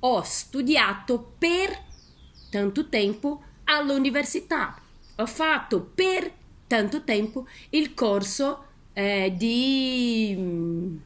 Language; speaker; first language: Italian; non-native, fluent; Portuguese